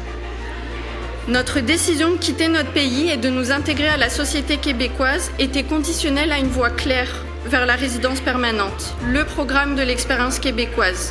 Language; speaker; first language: French; native; French